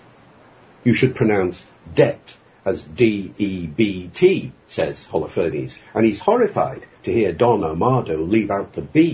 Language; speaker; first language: English; native; English